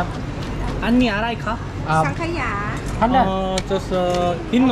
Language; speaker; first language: Thai; non-native, learner; Korean